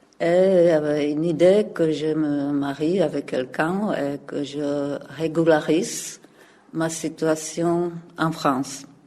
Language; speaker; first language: French; non-native, fluent; Czech